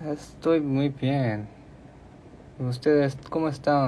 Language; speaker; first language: Spanish; non-native, learner; Korean